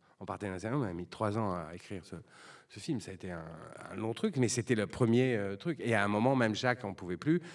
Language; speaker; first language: French; native; French